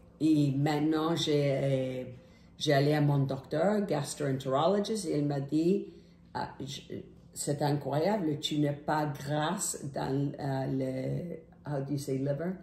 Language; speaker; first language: French; non-native, learner; English